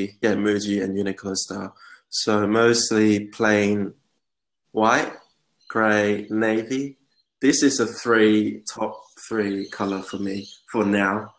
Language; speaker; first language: English; non-native, local second language; Cantonese